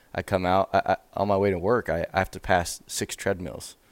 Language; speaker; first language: English; native; English